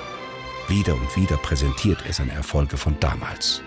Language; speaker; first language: German; native; German